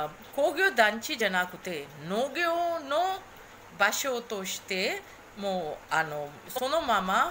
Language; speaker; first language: Japanese; non-native, fluent; Hindi